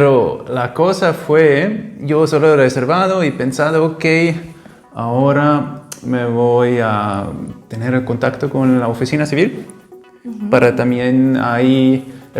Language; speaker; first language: Spanish; non-native, fluent; German